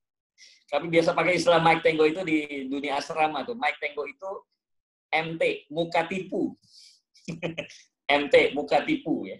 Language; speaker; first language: Indonesian; native; Indonesian